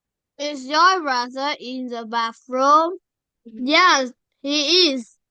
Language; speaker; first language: English; non-native, learner; Vietnamese